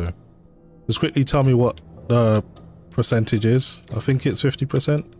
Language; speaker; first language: English; native; English